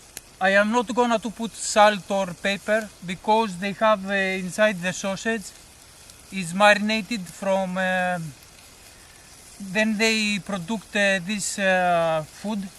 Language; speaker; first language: English; non-native, learner; Greek